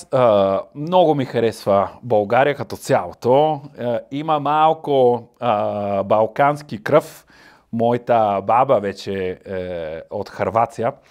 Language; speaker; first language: Bulgarian; non-native, learner; Italian